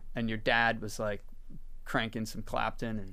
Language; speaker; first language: English; native; English